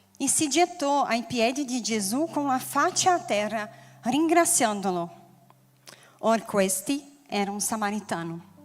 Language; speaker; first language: Italian; non-native, learner; Portuguese